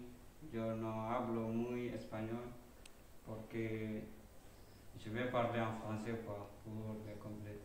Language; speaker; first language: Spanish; non-native, learner; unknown